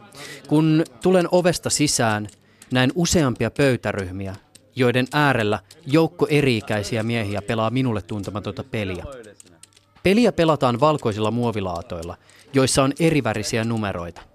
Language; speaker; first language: Finnish; native; Finnish